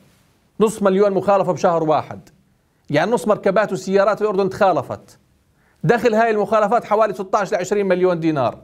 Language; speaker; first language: Arabic; native; Arabic